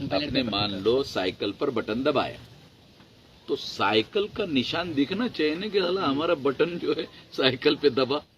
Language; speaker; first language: Hindi; non-native, local second language; Marathi